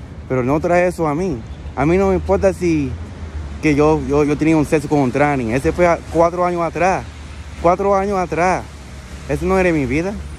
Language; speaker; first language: Spanish; early bilingual, heritage; Spanish